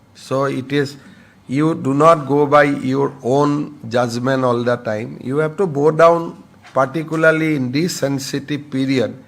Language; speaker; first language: English; non-native, local second language; Assamese